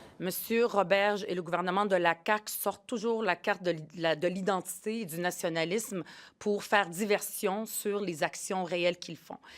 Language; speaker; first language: French; early bilingual, other home language; Arabic